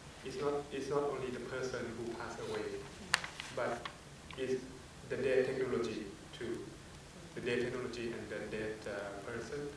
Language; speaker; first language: English; non-native, fluent; Thai